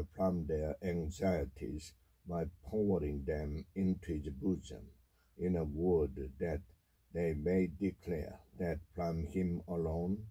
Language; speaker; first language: English; non-native, fluent; Korean